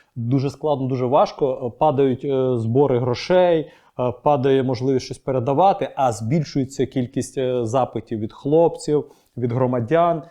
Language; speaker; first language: Ukrainian; non-native, local second language; Russian